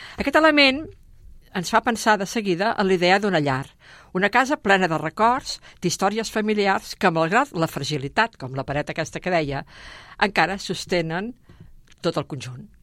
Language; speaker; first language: Catalan; native; Catalan